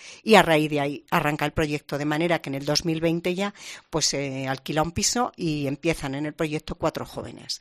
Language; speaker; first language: Spanish; native; Spanish